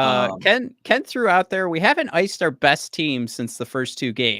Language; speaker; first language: English; native; English